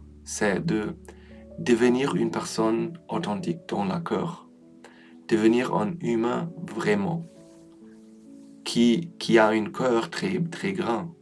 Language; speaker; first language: French; non-native, learner; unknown